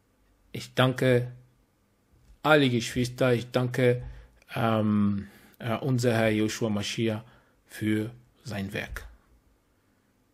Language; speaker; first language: German; non-native, fluent; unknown